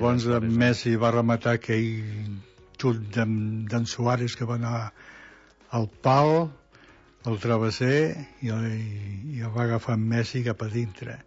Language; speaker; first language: Catalan; native; Catalan